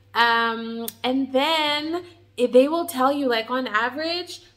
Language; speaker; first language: English; native; English